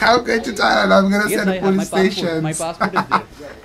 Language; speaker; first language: English; non-native, fluent; Hindi